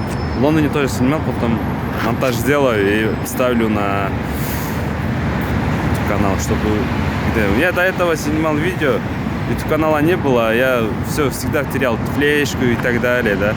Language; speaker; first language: Russian; non-native, local second language; Kyrgyz